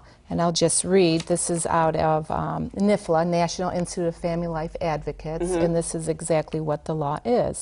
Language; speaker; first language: English; native; English